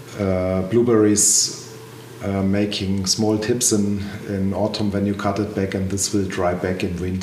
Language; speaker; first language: English; non-native, learner; German